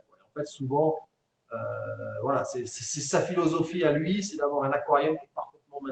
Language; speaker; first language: French; native; French